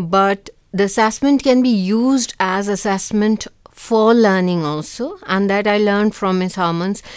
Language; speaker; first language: English; non-native, local second language; Urdu